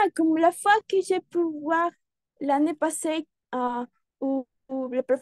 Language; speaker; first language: French; non-native, learner; Spanish